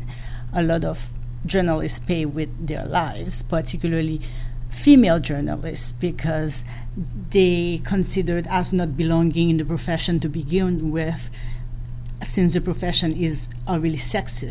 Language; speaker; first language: English; non-native, fluent; Haitian Creole